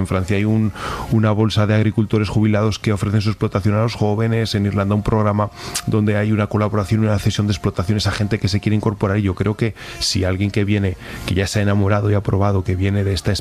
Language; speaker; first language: Spanish; native; Spanish